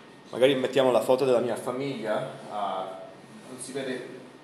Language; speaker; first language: Italian; non-native, fluent; English